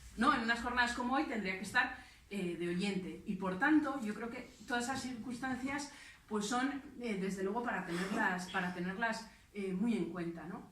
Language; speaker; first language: Spanish; early bilingual, other home language; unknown